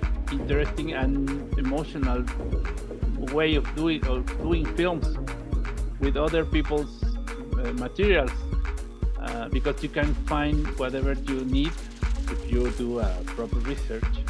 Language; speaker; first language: English; non-native, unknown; Spanish